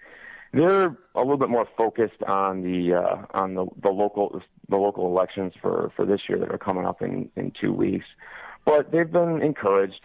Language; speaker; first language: English; native; English